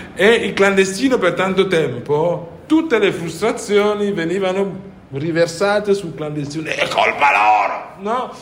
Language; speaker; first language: Italian; non-native, fluent; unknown